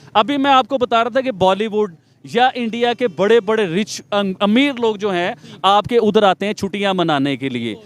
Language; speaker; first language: Urdu; non-native, local second language; Punjabi